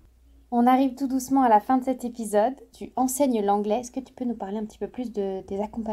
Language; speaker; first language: French; native; French